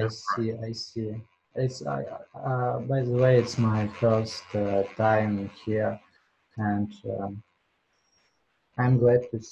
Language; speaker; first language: English; non-native, learner; Russian